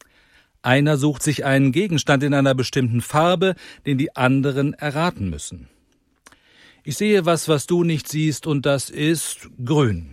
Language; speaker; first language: German; native; German